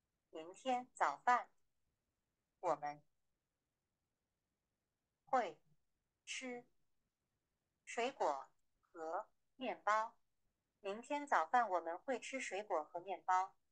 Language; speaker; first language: Chinese; non-native, learner; Vietnamese